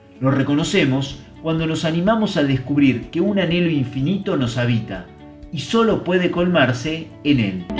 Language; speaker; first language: Spanish; native; Spanish